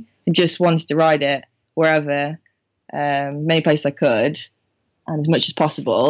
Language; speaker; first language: English; native; English